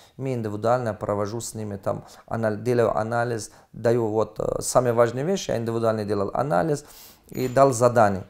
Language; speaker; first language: Russian; non-native, fluent; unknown